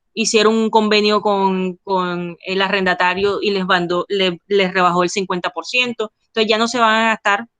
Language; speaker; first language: Spanish; native; Spanish